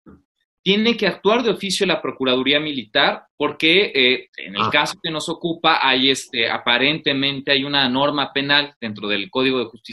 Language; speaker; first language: Spanish; native; Spanish